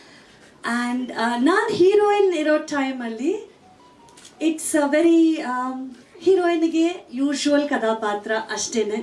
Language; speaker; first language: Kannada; non-native, fluent; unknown